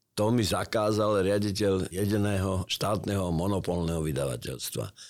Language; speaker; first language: Slovak; native; Slovak